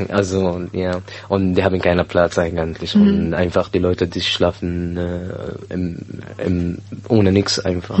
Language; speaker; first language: German; non-native, learner; Arabic